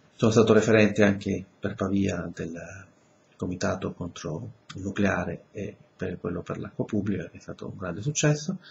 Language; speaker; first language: Italian; early bilingual, other home language; Spanish